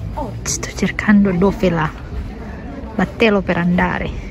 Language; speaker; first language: Italian; non-native, learner; Indonesian